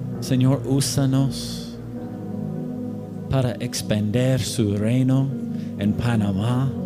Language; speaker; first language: Spanish; non-native, learner; English